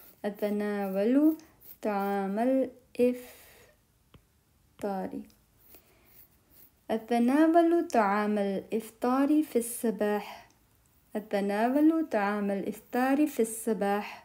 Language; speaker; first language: Arabic; non-native, fluent; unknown